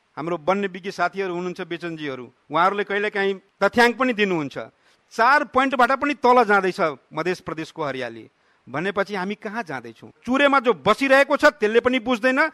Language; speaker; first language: Nepali; non-native, local second language; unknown